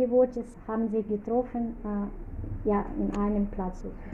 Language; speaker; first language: German; non-native, fluent; Russian